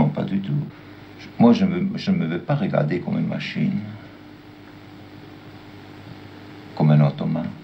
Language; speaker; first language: French; non-native, learner; German